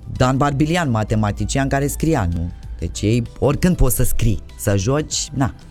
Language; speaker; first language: Romanian; native; Romanian